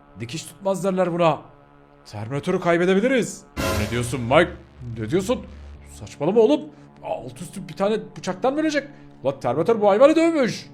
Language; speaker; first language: Turkish; native; Turkish